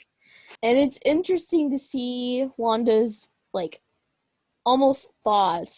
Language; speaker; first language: English; native; English